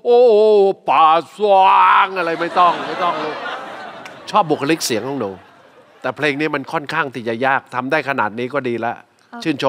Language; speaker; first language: Thai; native; Thai